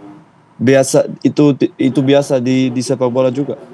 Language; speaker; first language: Indonesian; non-native, fluent; Dutch